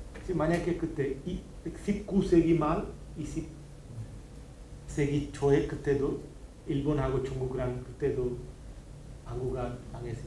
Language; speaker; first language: Korean; non-native, learner; Hindi